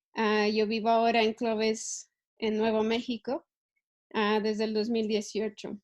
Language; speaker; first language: Spanish; early bilingual, heritage; Spanish